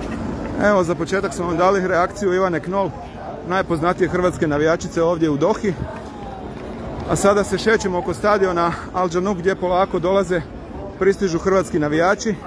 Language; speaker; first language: Serbian; native; Serbian